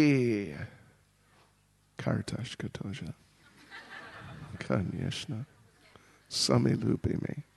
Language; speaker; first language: Russian; non-native, learner; English